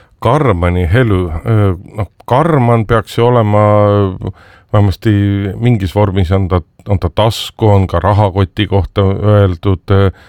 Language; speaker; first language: Estonian; native; Estonian